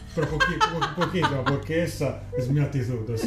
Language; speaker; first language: Spanish; non-native, learner; Italian